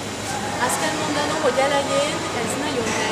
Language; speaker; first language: Hungarian; non-native, learner; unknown